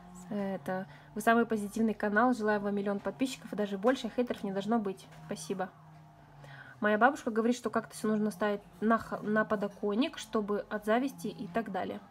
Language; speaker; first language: Russian; native; Russian